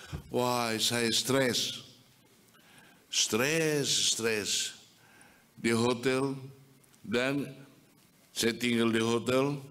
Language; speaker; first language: Indonesian; non-native, fluent; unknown